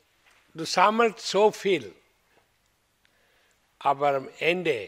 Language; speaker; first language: German; non-native, learner; Hindi